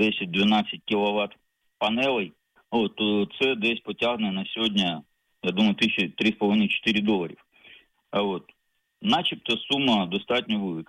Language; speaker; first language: Ukrainian; native; Ukrainian